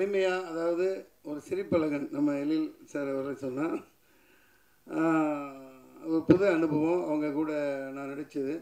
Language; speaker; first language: Tamil; native; Tamil